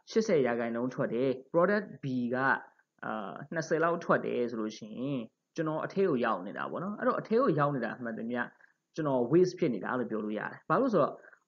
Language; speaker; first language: Burmese; native; Burmese